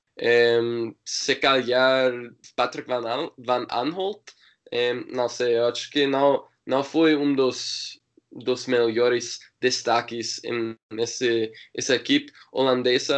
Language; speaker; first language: Portuguese; non-native, learner; English